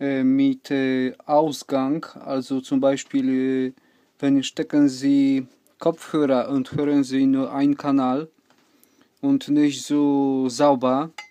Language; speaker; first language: German; non-native, learner; Polish